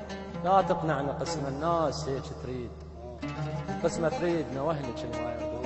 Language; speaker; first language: Arabic; native; Arabic